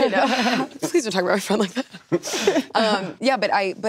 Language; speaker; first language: English; native; English